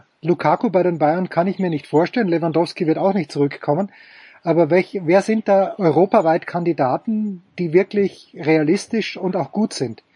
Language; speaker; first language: German; native; German